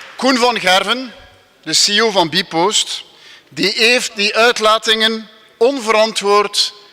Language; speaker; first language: Dutch; non-native, local second language; French